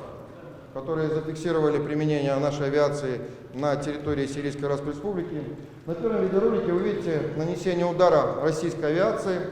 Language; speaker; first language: Russian; native; Russian